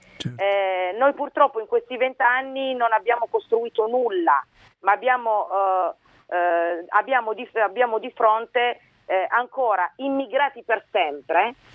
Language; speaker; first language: Italian; early bilingual, other home language; Arabic